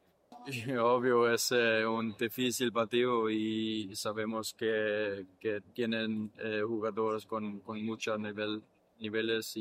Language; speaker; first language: Spanish; non-native, fluent; English